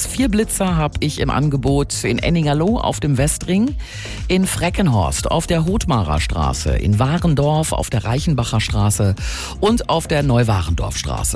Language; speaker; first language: German; native; German